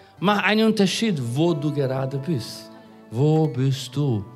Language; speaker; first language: German; non-native, fluent; Portuguese